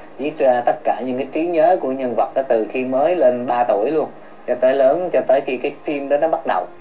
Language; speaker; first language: Vietnamese; early bilingual, heritage; Vietnamese